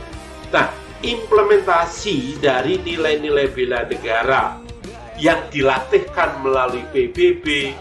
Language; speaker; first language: Indonesian; native; Indonesian